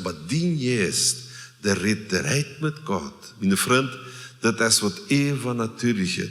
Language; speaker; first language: German; non-native, learner; Plautdietsch